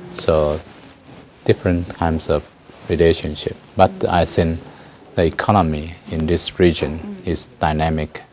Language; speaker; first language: English; non-native, fluent; Chinese